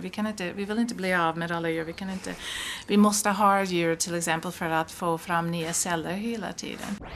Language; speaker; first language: Swedish; non-native, fluent; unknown